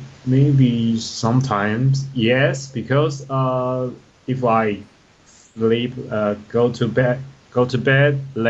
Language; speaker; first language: English; non-native, learner; Chinese